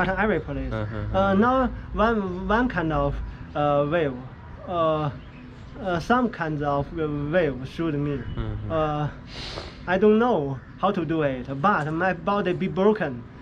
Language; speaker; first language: English; non-native, learner; Chinese